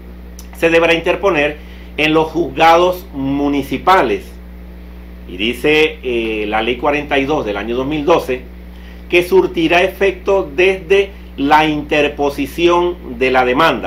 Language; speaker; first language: Spanish; native; Spanish